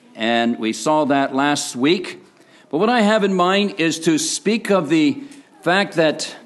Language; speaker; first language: English; native; English